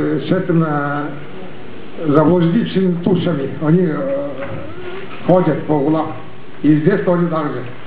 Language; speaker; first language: Russian; non-native, local second language; Tuvinian